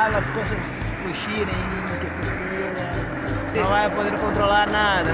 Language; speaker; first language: Spanish; early bilingual, heritage; Spanish